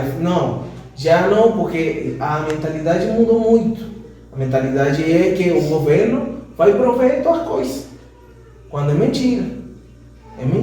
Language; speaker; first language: Portuguese; non-native, fluent; Spanish